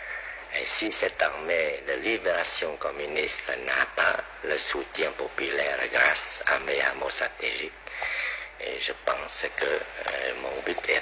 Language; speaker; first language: French; non-native, local second language; Vietnamese